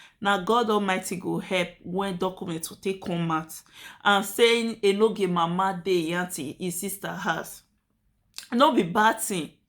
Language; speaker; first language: Nigerian Pidgin; native; Nigerian Pidgin